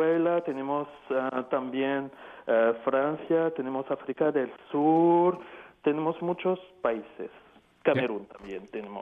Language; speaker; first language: Spanish; non-native, fluent; French